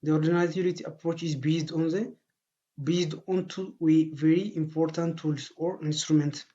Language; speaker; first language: English; non-native, local second language; Amharic